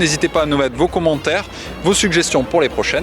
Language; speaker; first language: French; native; French